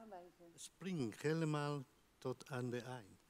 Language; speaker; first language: Dutch; non-native, fluent; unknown